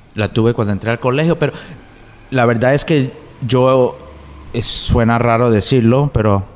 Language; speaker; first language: Spanish; early bilingual, heritage; Spanish